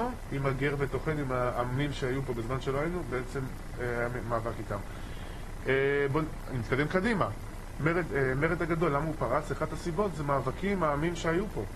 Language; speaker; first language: Hebrew; native; Hebrew